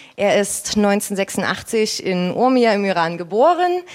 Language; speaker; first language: German; native; German